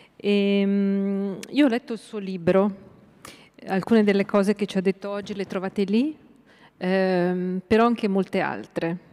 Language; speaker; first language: Italian; native; Italian